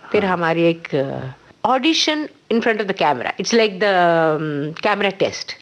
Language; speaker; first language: Hindi; non-native, local second language; Telugu